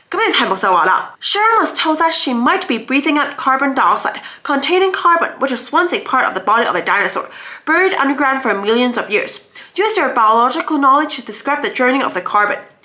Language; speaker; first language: English; non-native, local second language; Cantonese